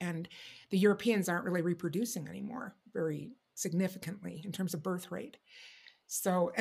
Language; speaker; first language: English; native; English